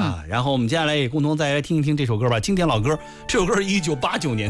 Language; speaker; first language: Chinese; native; Chinese